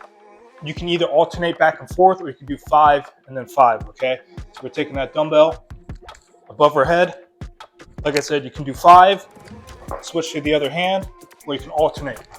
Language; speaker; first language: English; native; English